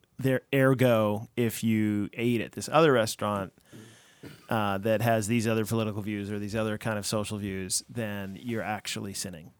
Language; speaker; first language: English; native; English